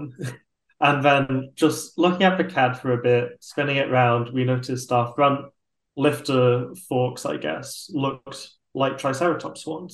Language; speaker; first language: English; native; English